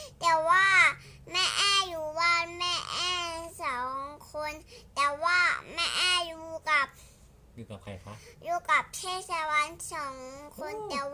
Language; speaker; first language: Thai; native; Thai